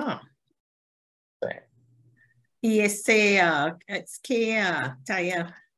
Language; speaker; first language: Spanish; non-native, learner; English